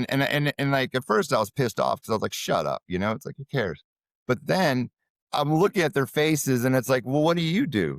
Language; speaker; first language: English; native; English